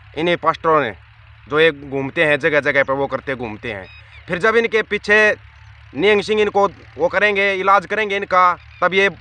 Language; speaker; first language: Hindi; non-native, local second language; Punjabi